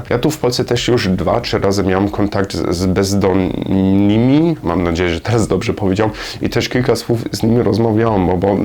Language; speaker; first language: Polish; non-native, learner; German